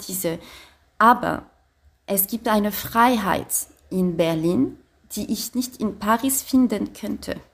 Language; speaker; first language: German; non-native, fluent; French